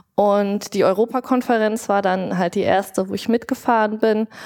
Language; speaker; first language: German; native; German